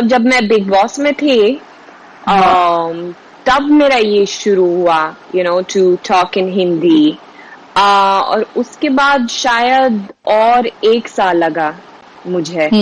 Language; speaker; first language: Hindi; non-native, learner; Swedish